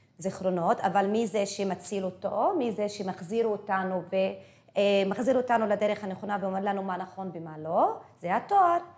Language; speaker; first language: Hebrew; non-native, local second language; Arabic